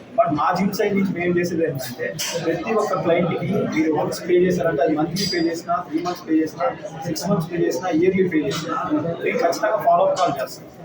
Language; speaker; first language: Telugu; native; Telugu